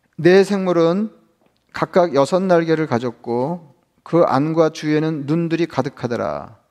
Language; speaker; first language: Korean; native; Korean